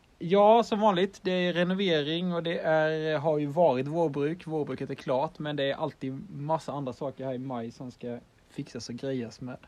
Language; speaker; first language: Swedish; native; Swedish